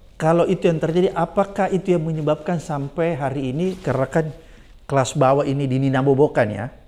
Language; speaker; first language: Indonesian; native; Indonesian